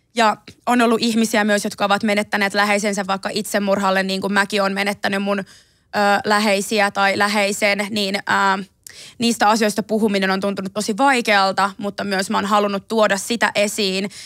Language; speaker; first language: Finnish; native; Finnish